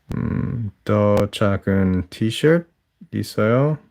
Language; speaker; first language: Korean; non-native, learner; English